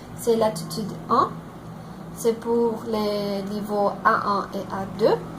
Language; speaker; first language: French; non-native, learner; Portuguese